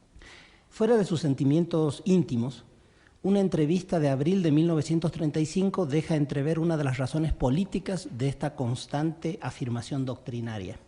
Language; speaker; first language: Spanish; native; Spanish